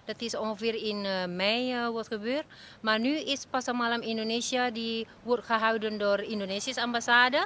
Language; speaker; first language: Dutch; non-native, learner; Indonesian